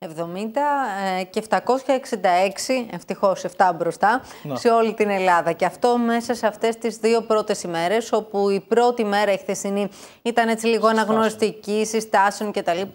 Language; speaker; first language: Greek; native; Greek